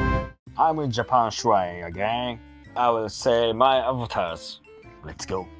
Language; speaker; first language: English; non-native, learner; Japanese